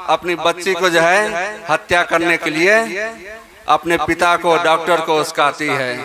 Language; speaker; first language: Hindi; native; Hindi